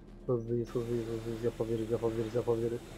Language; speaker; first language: Turkish; native; Turkish